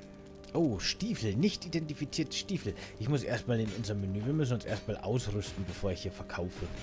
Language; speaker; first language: German; native; German